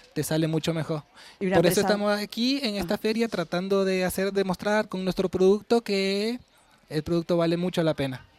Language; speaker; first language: Spanish; native; Spanish